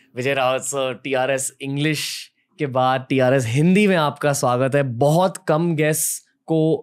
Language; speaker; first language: Hindi; native; Hindi